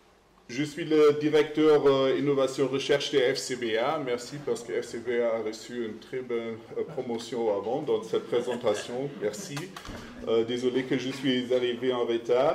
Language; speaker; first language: French; non-native, fluent; German